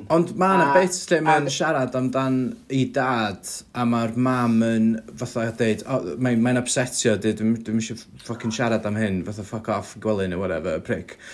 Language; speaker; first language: Welsh; native; Welsh